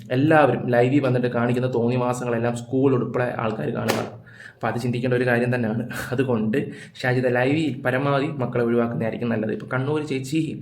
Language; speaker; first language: Malayalam; native; Malayalam